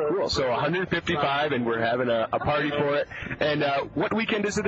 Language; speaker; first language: English; native; English